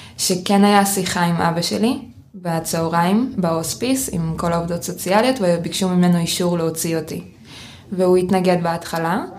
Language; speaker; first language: Hebrew; early bilingual, other home language; Russian